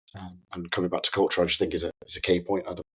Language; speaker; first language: English; native; English